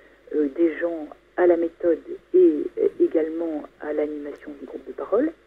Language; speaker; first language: French; native; French